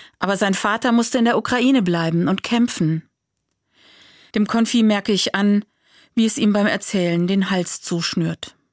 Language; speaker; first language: German; native; German